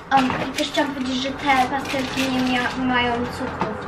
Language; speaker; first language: Polish; early bilingual, heritage; Polish